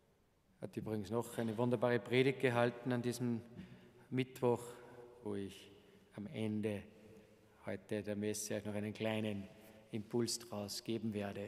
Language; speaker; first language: German; native; German